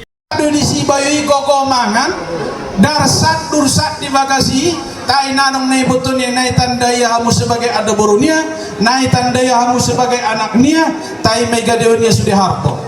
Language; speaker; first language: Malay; non-native, local second language; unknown